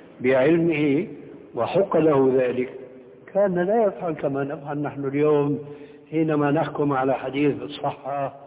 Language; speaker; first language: Arabic; early bilingual, other home language; Albanian